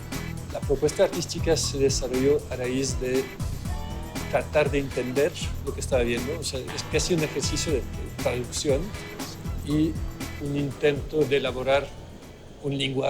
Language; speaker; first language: Spanish; non-native, fluent; Dutch